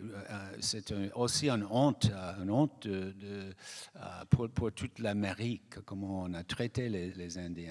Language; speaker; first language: French; non-native, fluent; English